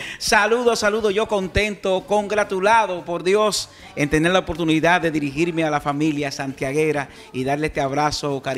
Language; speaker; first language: Spanish; native; Spanish